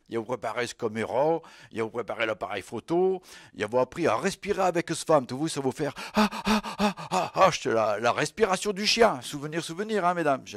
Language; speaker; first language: French; native; French